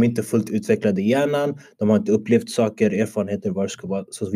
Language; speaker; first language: Swedish; early bilingual, other home language; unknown